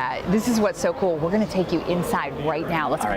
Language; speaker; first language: English; native; English